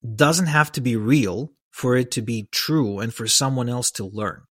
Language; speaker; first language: English; early bilingual, other home language; Hebrew